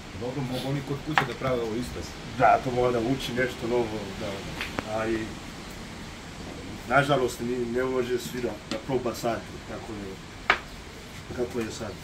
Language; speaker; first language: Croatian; non-native, learner; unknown